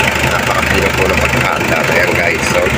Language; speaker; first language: Filipino; native; Filipino